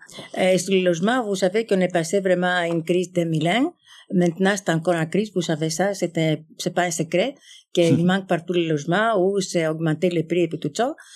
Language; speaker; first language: French; non-native, fluent; Greek